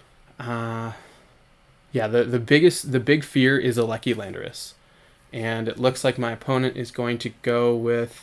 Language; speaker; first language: English; native; English